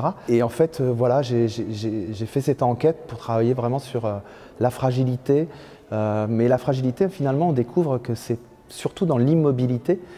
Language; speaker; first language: French; native; French